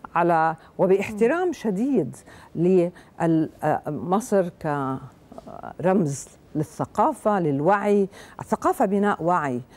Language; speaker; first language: Arabic; native; Arabic